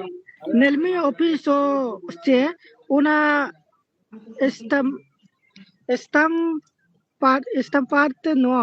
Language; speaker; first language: Italian; non-native, learner; Bangla